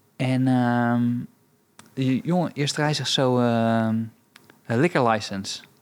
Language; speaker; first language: Dutch; early bilingual, other home language; Romanian